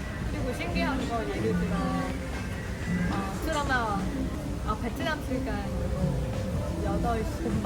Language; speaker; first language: Korean; non-native, fluent; Vietnamese